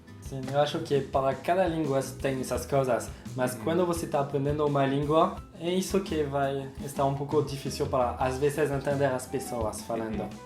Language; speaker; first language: Portuguese; non-native, fluent; French